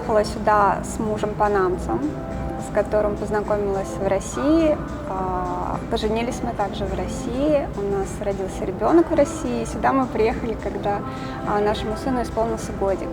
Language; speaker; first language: Russian; native; Russian